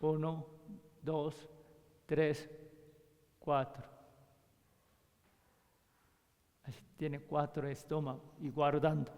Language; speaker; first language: Spanish; non-native, learner; Korean